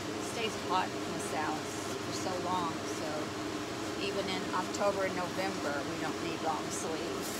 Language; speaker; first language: English; native; English